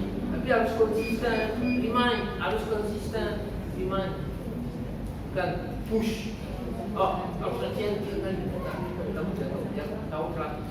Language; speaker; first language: Indonesian; non-native, learner; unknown